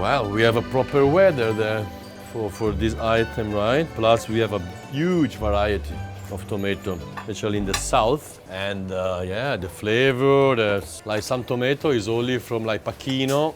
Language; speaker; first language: English; non-native, fluent; Italian